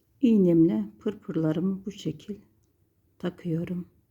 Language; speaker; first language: Turkish; native; Turkish